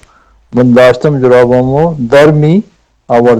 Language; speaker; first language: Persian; non-native, learner; Urdu